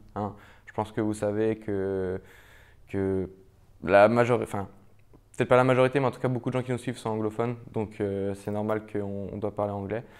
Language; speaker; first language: French; native; French